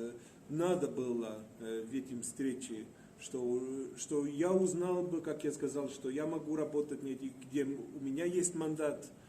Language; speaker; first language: Russian; non-native, fluent; Estonian